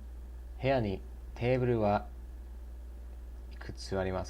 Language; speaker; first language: Japanese; non-native, learner; English